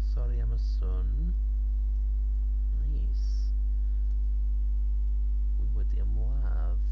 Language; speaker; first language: Welsh; non-native, learner; English